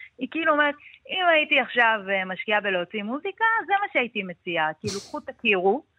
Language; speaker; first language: Hebrew; native; Hebrew